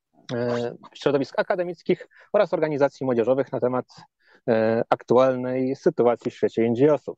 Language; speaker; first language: Polish; native; Polish